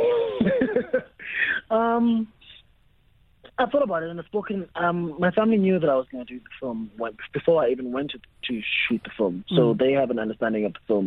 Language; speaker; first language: English; non-native, local second language; Xhosa